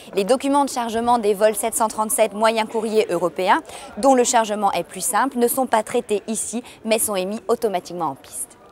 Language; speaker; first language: French; native; French